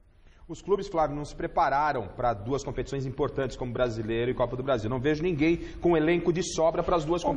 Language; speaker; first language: Portuguese; native; Portuguese